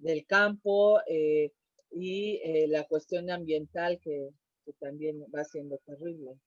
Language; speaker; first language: Spanish; native; Spanish